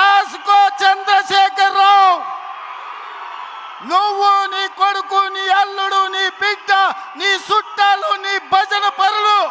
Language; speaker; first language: Telugu; native; Telugu